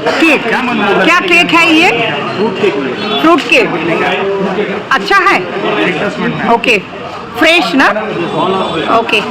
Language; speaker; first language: Hindi; non-native, local second language; Bangla